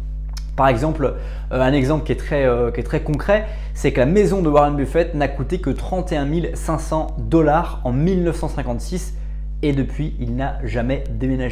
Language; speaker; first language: French; native; French